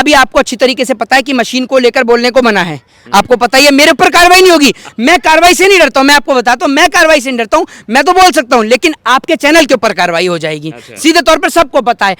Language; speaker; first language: Hindi; native; Hindi